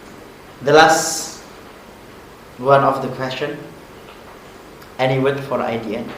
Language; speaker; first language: English; non-native, fluent; Indonesian